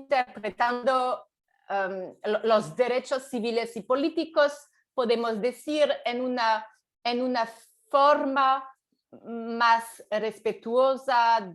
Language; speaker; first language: Spanish; non-native, fluent; French